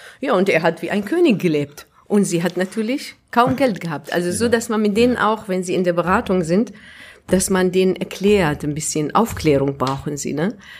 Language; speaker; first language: German; non-native, fluent; Arabic